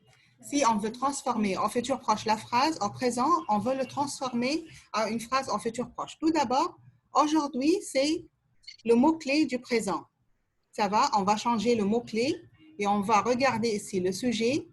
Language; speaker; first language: French; non-native, fluent; Arabic